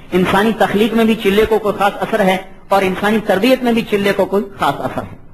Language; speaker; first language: Urdu; non-native, local second language; Punjabi